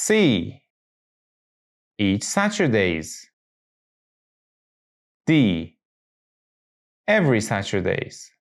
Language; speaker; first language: English; non-native, fluent; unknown